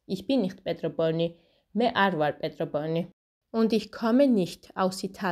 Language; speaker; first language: German; non-native, fluent; Georgian